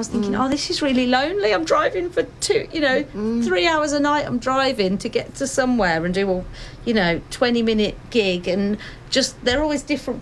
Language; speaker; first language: English; native; English